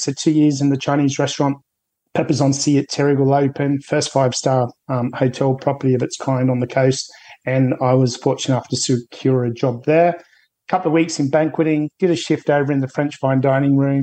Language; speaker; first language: English; native; English